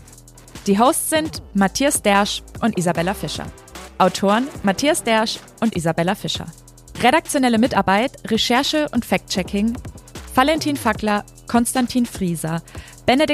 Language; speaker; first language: German; native; German